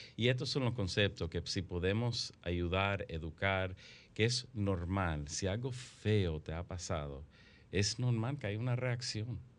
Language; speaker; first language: Spanish; native; Spanish